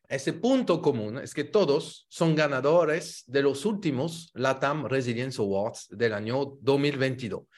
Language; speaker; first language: Spanish; non-native, fluent; French